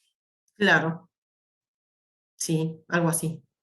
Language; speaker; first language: Spanish; native; Spanish